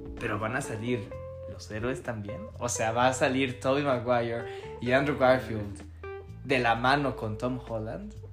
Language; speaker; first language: Spanish; native; Spanish